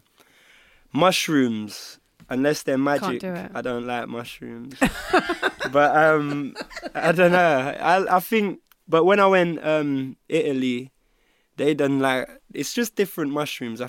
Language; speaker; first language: English; native; English